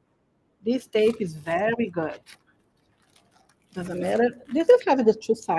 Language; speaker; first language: English; non-native, learner; Portuguese